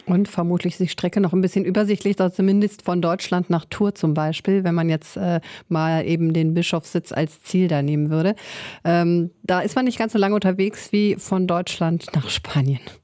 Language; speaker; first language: German; native; German